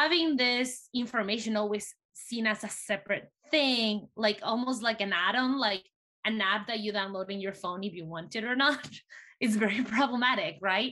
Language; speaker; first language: English; non-native, fluent; Spanish